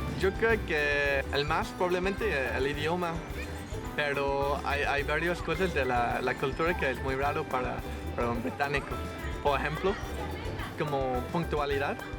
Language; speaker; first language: Spanish; non-native, learner; English